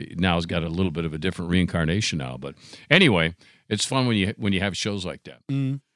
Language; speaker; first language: English; non-native, fluent; Italian